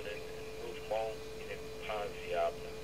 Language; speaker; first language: French; non-native, learner; English